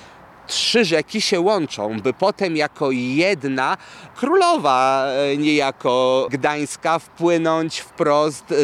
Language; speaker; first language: Polish; native; Polish